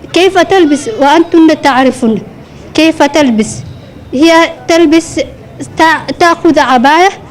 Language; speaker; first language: Arabic; non-native, learner; Somali